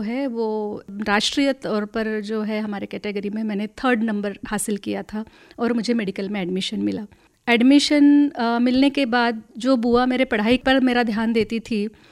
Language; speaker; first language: Hindi; non-native, local second language; Marathi